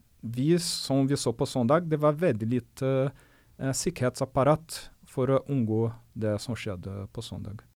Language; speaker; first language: Norwegian; non-native, fluent; Portuguese